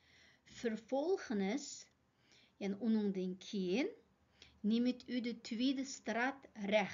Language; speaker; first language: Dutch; non-native, fluent; Uyghur